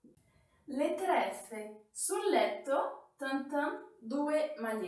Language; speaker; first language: Italian; non-native, fluent; Portuguese